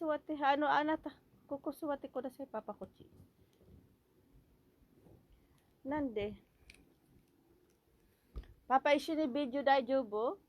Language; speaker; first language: Japanese; non-native, fluent; Filipino